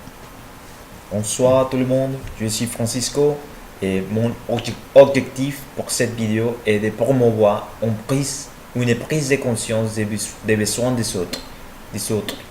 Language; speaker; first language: French; non-native, learner; Spanish